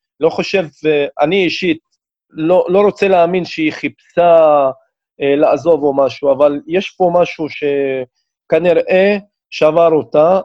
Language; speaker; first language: Hebrew; non-native, local second language; Arabic